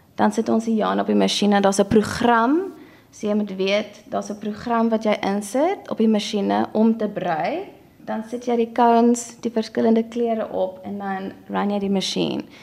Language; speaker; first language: Afrikaans; native; Afrikaans